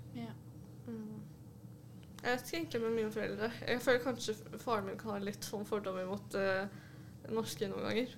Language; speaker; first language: Norwegian; native; Norwegian